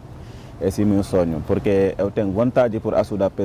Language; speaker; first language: Portuguese; non-native, learner; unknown